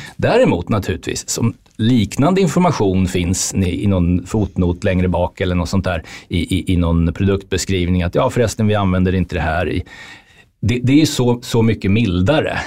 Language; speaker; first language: Swedish; native; Swedish